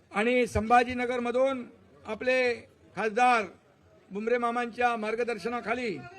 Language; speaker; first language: Marathi; native; Marathi